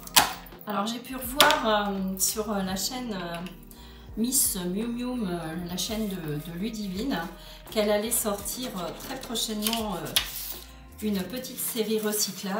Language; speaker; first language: French; native; French